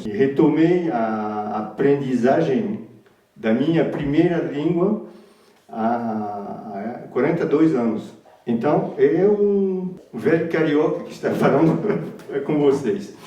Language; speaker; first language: Portuguese; early bilingual, heritage; Portuguese